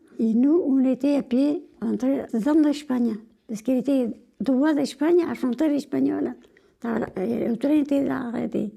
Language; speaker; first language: French; non-native, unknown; Portuguese